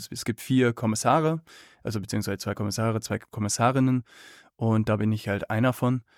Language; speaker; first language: German; native; German